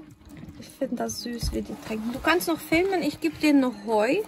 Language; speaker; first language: German; non-native, learner; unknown